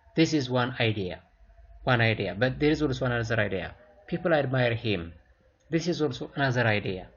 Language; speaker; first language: English; non-native, local second language; Amharic